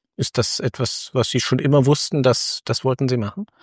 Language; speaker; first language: German; native; German